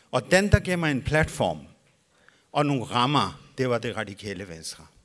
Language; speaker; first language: Danish; non-native, fluent; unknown